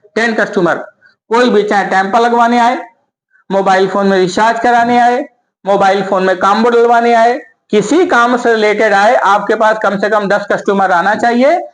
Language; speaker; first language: Hindi; native; Hindi